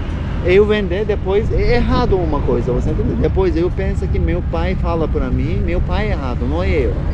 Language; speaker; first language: Portuguese; non-native, learner; Turkish